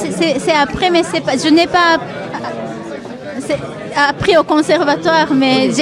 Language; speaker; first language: French; non-native, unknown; Japanese